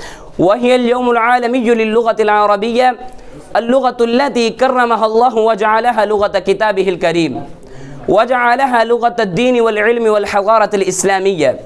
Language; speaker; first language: Arabic; non-native, learner; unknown